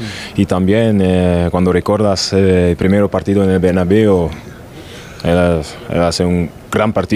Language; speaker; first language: Spanish; non-native, learner; German